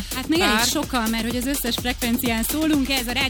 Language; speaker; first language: Hungarian; native; Hungarian